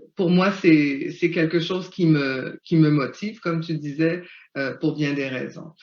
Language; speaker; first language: French; early bilingual, other home language; Haitian Creole